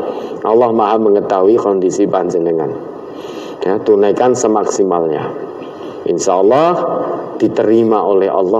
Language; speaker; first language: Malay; non-native, local second language; Javanese